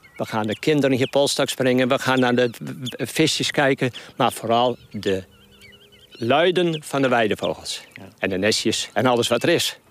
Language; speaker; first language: Dutch; non-native, local second language; Western Frisian